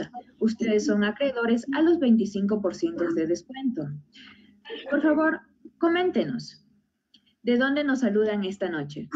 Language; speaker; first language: Spanish; native; Spanish